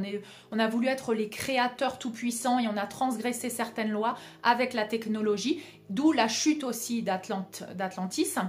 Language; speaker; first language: French; native; French